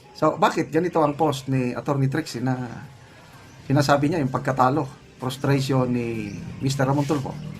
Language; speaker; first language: Filipino; non-native, local second language; Cebuano